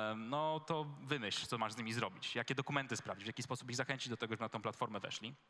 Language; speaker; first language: Polish; native; Polish